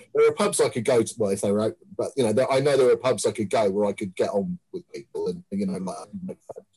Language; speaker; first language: English; native; English